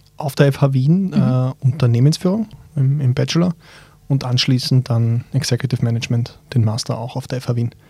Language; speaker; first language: German; early bilingual, other home language; Bosnian